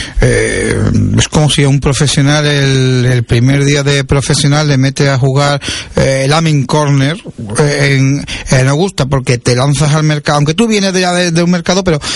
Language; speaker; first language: Spanish; native; Spanish